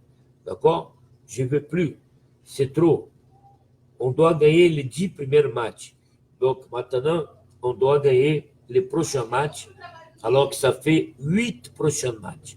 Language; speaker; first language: French; non-native, fluent; Portuguese